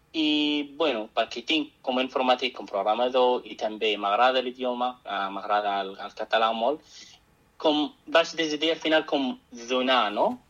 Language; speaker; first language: Catalan; non-native, fluent; Arabic